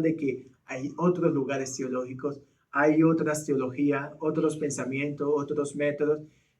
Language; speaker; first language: Spanish; native; Spanish